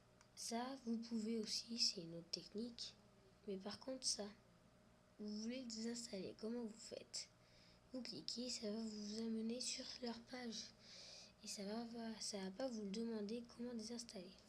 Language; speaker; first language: French; native; French